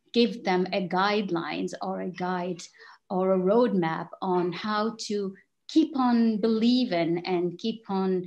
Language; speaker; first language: English; non-native, fluent; Arabic